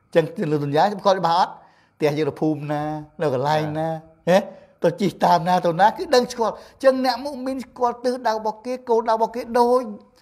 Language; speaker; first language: Khmer; non-native, local second language; Eastern Cham